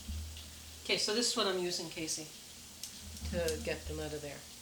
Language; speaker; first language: English; native; English